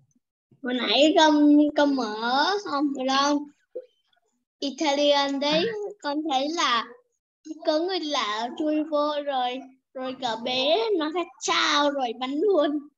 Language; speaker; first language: Vietnamese; native; Vietnamese